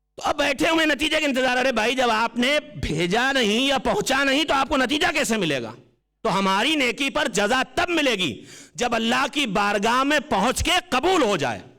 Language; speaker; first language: Urdu; native; Urdu